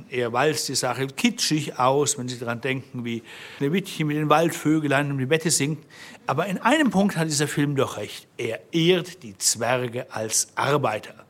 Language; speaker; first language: German; native; German